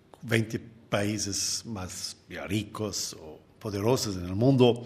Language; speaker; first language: Portuguese; non-native, fluent; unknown